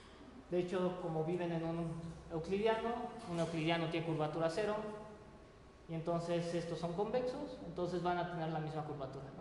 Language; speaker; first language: Spanish; native; Spanish